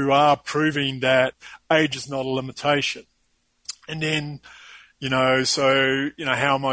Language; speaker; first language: English; native; English